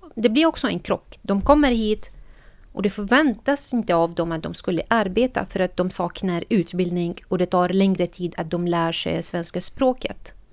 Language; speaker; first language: Swedish; non-native, fluent; Arabic